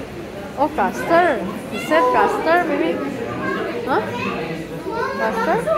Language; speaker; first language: English; non-native, learner; Indonesian